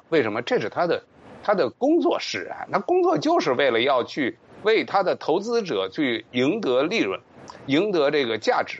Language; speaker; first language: Chinese; native; Chinese